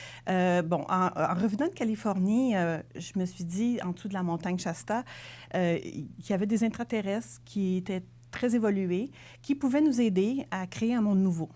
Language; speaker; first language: French; native; French